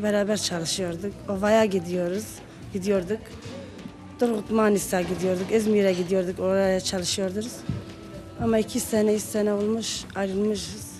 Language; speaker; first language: Turkish; non-native, local second language; Kurdish